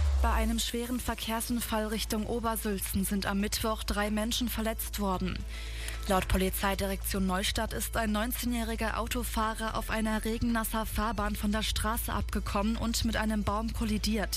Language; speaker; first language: German; native; German